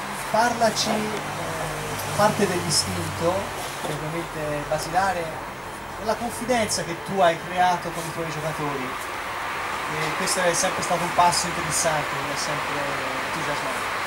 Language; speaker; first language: Italian; native; Italian